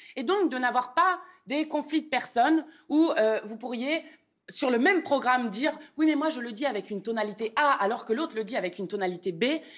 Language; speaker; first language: French; native; French